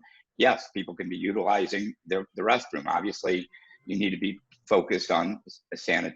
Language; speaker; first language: English; native; English